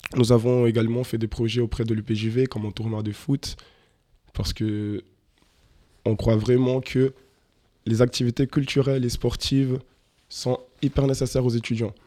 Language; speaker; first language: French; non-native, fluent; Portuguese